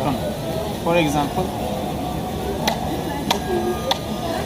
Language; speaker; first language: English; non-native, learner; Turkish